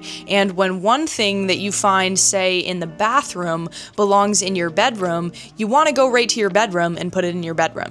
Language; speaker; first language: English; native; English